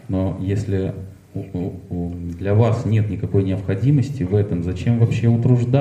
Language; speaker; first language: Russian; native; Russian